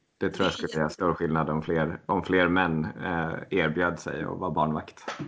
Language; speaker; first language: Swedish; native; Swedish